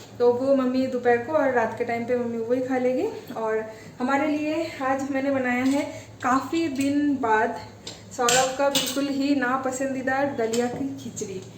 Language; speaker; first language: Hindi; non-native, local second language; Bangla